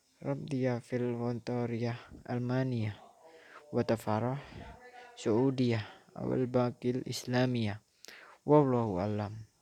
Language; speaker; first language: Arabic; non-native, learner; Indonesian